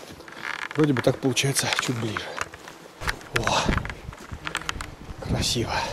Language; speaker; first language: Russian; native; Russian